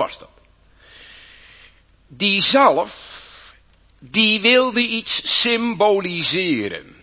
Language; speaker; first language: Dutch; native; Dutch